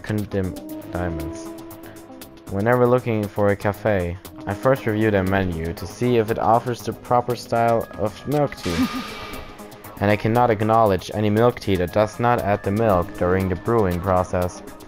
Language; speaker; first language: English; non-native, fluent; German